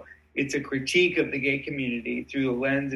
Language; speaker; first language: English; native; English